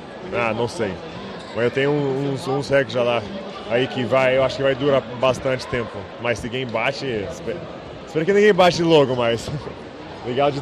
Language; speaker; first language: Portuguese; non-native, fluent; English